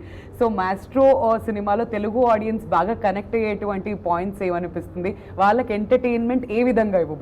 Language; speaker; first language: Telugu; native; Telugu